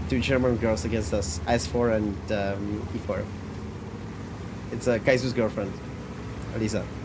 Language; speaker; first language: English; non-native, fluent; Czech